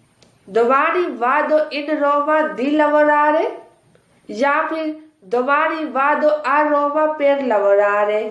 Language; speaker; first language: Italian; non-native, fluent; Urdu